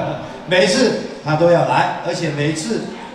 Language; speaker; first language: Chinese; native; Chinese